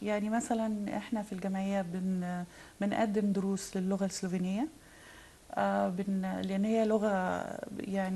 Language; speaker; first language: Arabic; native; Arabic